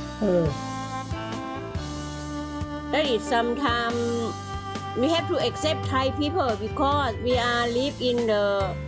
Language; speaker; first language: English; non-native, learner; Thai